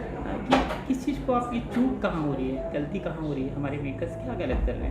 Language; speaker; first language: Hindi; native; Hindi